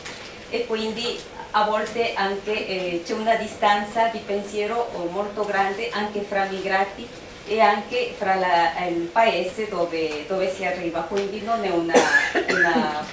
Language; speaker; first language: Italian; non-native, fluent; Spanish